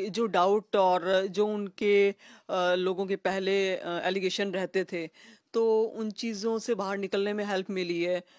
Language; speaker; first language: Hindi; native; Hindi